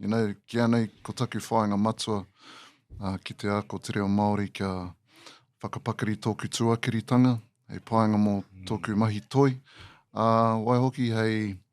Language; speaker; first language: Māori; non-native, local second language; English